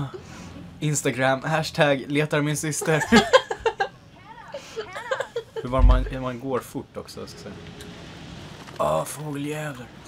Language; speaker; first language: Swedish; native; Swedish